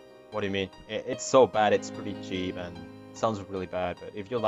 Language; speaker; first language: English; non-native, fluent; Indonesian